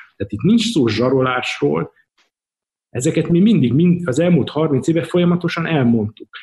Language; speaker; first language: Hungarian; native; Hungarian